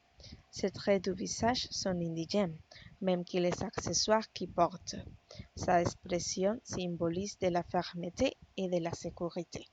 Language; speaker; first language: French; non-native, learner; Spanish